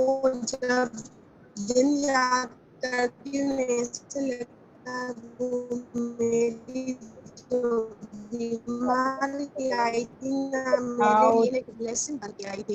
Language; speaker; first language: Hindi; non-native, local second language; Sindhi